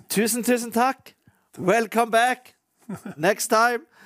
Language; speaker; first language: English; non-native, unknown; Norwegian